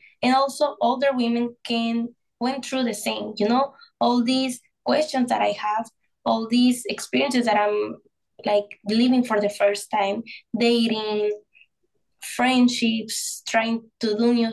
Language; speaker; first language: English; non-native, fluent; Spanish